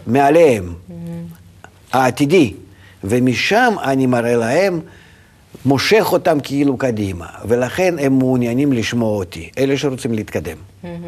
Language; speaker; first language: Hebrew; non-native, fluent; Russian